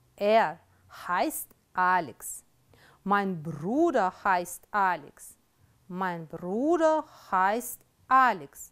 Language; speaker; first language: German; non-native, fluent; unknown